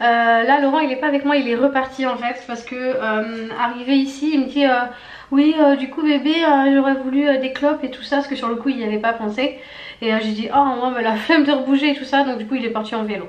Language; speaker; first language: French; native; French